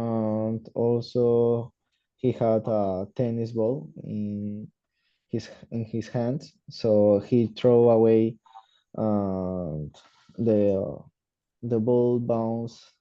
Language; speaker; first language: English; non-native, learner; Spanish